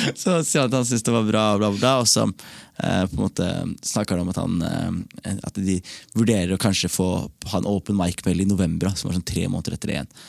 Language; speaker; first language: Norwegian; early bilingual, other home language; Somali